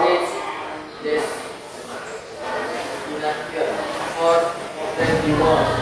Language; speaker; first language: English; non-native, learner; Indonesian